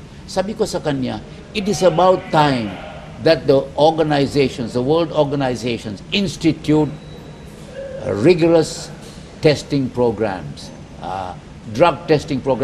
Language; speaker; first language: English; non-native, local second language; Filipino